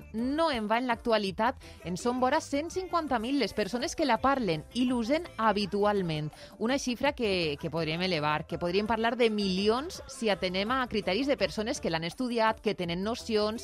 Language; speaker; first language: Catalan; native; Catalan